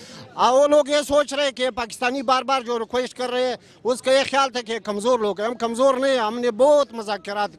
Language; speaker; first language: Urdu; non-native, local second language; Pashto